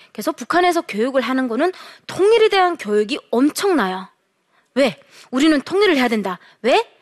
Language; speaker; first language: Korean; native; Korean